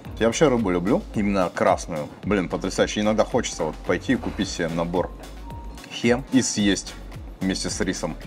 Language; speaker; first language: Russian; native; Russian